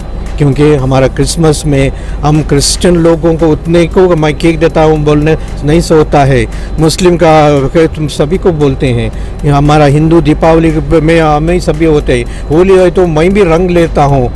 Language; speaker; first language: Hindi; non-native, local second language; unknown